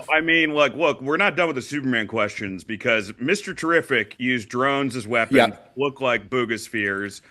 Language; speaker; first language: English; native; English